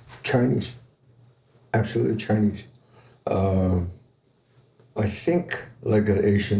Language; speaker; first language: English; non-native, fluent; Chinese